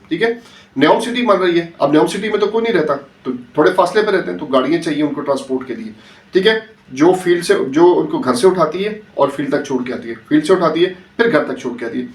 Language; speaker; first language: Urdu; native; Urdu